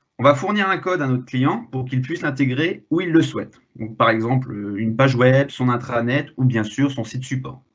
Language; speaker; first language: French; native; French